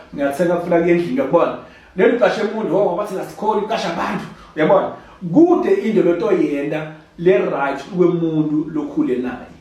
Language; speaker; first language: Zulu; non-native, local second language; Swati